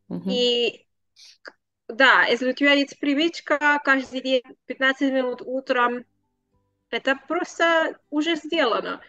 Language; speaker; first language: Russian; non-native, learner; Spanish